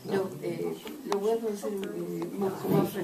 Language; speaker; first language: Spanish; non-native, learner; English